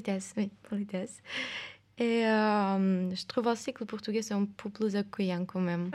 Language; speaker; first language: French; non-native, fluent; Portuguese